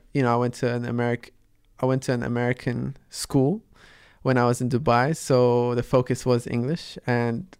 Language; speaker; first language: English; early bilingual, other home language; Arabic